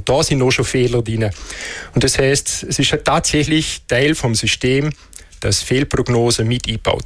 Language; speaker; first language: German; native; German